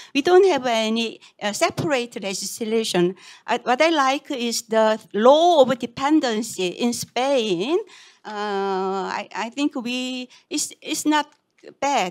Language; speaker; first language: English; non-native, fluent; Korean